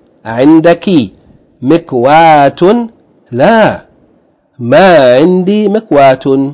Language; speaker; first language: Arabic; non-native, fluent; English